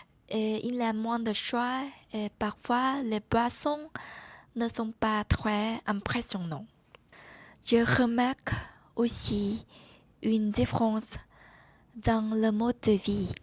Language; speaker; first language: French; non-native, learner; Vietnamese